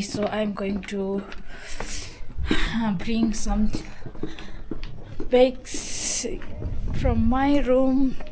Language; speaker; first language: English; non-native, learner; Tibetan